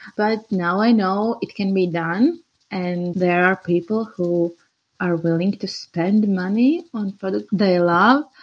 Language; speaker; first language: English; non-native, fluent; Latvian